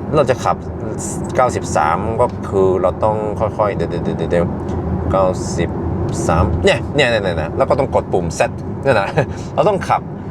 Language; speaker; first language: Thai; early bilingual, heritage; Thai